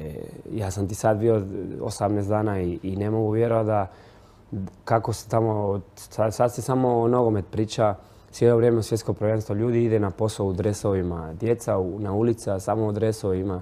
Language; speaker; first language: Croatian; non-native, fluent; Spanish